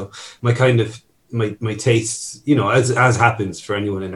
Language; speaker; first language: English; native; English